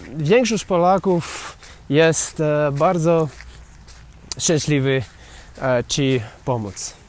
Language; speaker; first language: Polish; non-native, learner; English